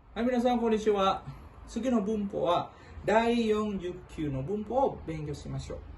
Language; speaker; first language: Japanese; non-native, fluent; Indonesian